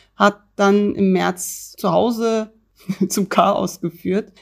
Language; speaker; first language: German; early bilingual, other home language; Turkish